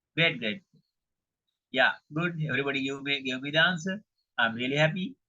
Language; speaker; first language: English; non-native, local second language; Sinhala